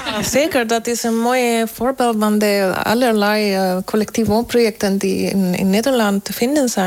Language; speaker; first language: Dutch; non-native, fluent; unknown